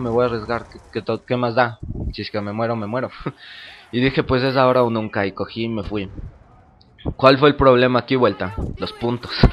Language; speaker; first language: Spanish; native; Spanish